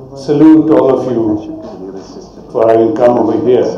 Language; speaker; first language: English; non-native, local second language; Malayalam